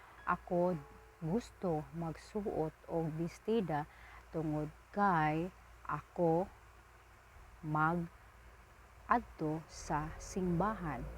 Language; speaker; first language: Cebuano; non-native, learner; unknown